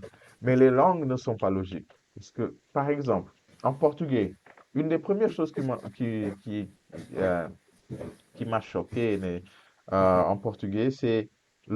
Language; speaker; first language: French; non-native, fluent; Portuguese